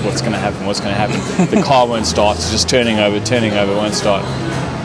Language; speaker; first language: English; native; English